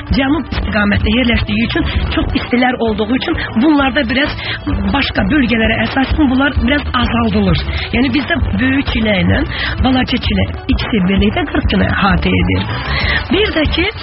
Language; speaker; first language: Azerbaijani; non-native, local second language; Talysh